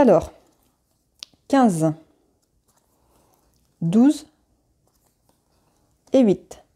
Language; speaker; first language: French; native; French